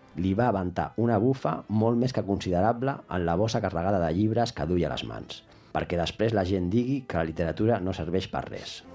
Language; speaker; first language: Catalan; native; Catalan